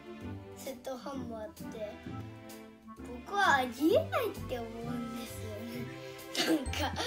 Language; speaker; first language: Japanese; native; Japanese